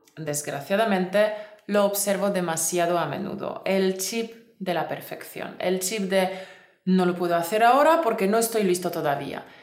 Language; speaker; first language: Spanish; native; Spanish